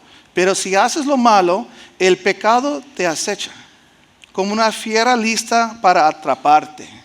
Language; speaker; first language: Spanish; early bilingual, heritage; Spanish